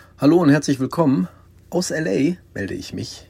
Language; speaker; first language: German; native; German